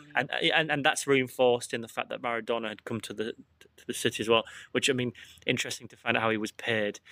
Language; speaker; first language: English; native; English